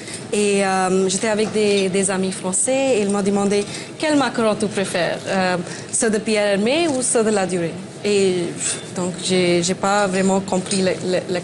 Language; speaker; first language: French; non-native, fluent; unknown